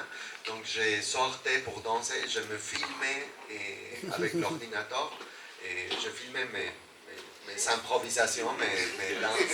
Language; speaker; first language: French; non-native, fluent; Spanish